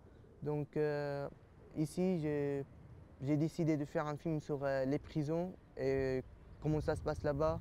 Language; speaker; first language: French; early bilingual, other home language; Arabic